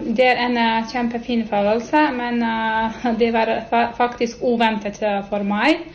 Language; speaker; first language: Norwegian; non-native, fluent; Serbian